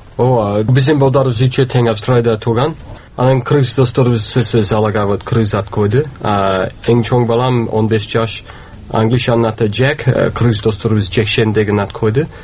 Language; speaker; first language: Kyrgyz; non-native, fluent; English